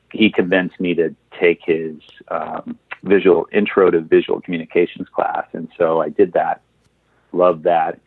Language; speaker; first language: English; native; English